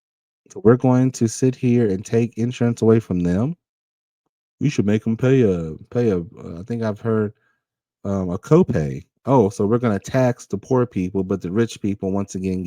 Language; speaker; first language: English; native; English